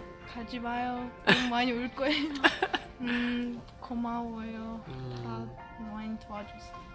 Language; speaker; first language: Korean; early bilingual, heritage; English